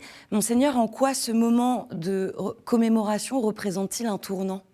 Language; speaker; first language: French; native; French